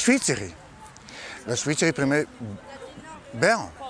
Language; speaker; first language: Italian; non-native, learner; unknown